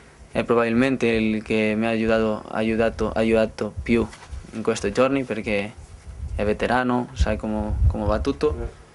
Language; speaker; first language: Italian; non-native, learner; Spanish